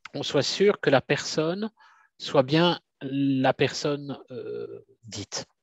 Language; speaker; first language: French; native; French